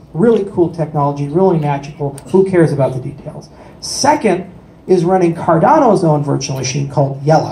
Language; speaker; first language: English; native; English